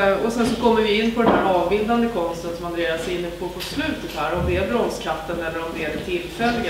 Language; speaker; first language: Swedish; native; Swedish